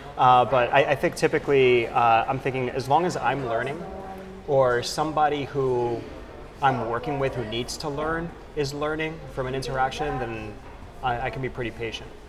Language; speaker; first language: English; early bilingual, other home language; Spanish